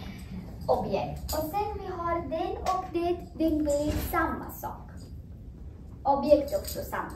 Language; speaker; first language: Swedish; non-native, fluent; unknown